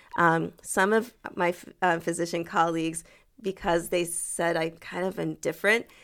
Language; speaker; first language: English; early bilingual, other home language; French